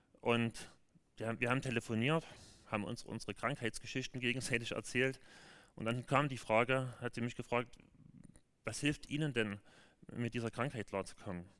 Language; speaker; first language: German; native; German